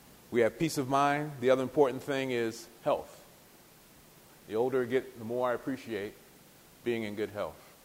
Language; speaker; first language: English; native; English